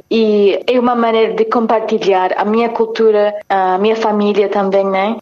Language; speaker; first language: Portuguese; non-native, fluent; English